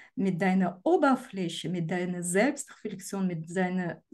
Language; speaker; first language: German; non-native, fluent; Ukrainian